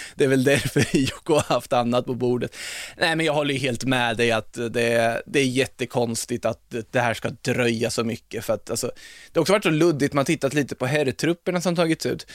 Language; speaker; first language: Swedish; native; Swedish